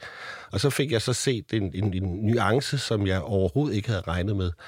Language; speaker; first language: Danish; native; Danish